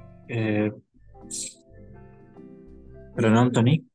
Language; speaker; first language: French; non-native, learner; Spanish